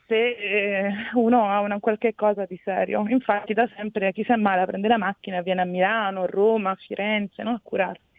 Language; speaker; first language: Italian; native; Italian